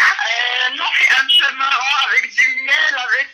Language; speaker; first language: French; non-native, local second language; Arabic